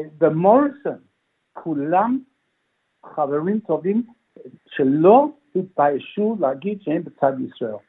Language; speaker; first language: Hebrew; non-native, fluent; English